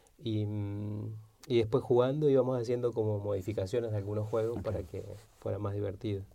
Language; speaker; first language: Spanish; native; Spanish